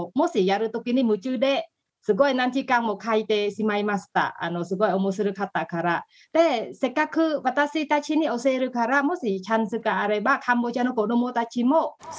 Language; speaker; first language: Japanese; non-native, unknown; Khmer